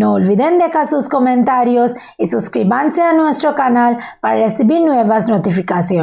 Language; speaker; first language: Spanish; non-native, learner; Bangla